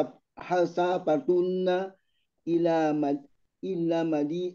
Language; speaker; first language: Arabic; non-native, learner; Indonesian